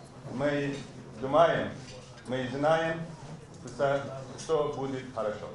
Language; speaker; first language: Russian; non-native, learner; Turkish